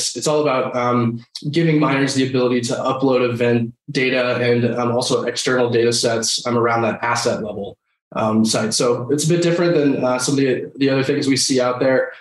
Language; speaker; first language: English; native; English